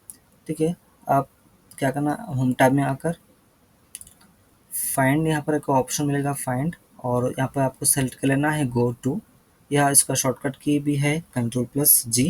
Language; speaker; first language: Hindi; native; Hindi